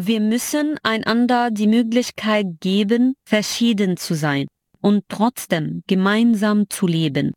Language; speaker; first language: German; non-native, fluent; Arabic